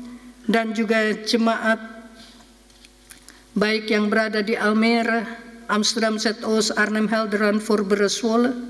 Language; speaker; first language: Dutch; non-native, fluent; Indonesian